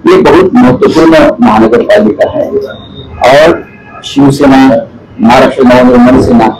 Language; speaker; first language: Hindi; non-native, local second language; Marathi